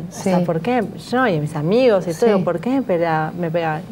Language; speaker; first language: Spanish; native; Spanish